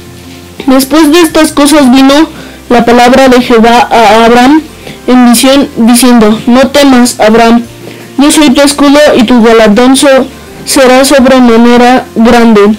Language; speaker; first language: Spanish; native; Spanish